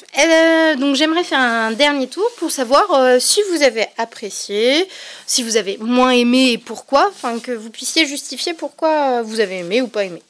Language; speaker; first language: French; native; French